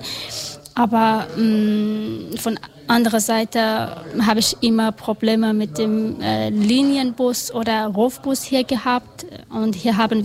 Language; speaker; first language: German; non-native, learner; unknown